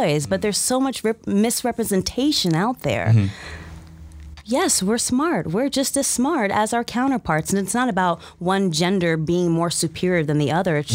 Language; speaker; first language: English; early bilingual, other home language; Russian